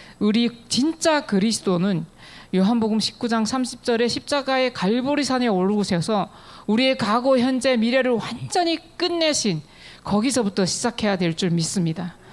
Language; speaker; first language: Korean; native; Korean